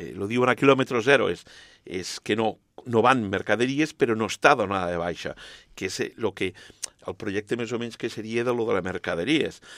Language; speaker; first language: Catalan; non-native, local second language; Spanish